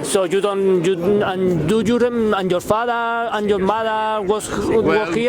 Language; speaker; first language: English; non-native, learner; Spanish